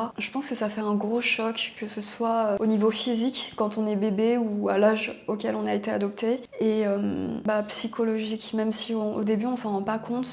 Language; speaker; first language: French; native; French